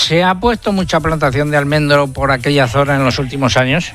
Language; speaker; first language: Spanish; native; Spanish